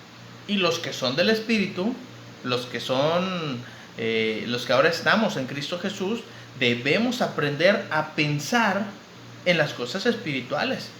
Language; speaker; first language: Spanish; native; Spanish